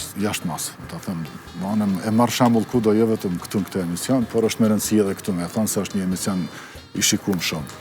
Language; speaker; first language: Albanian; native; Albanian